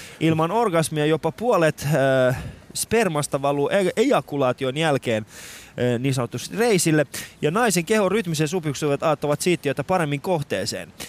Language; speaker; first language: Finnish; non-native, fluent; Persian